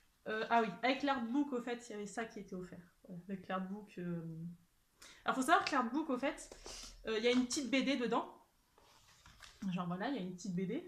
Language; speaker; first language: French; native; French